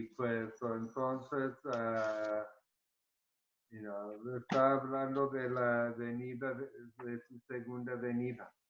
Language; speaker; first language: Spanish; early bilingual, heritage; Spanish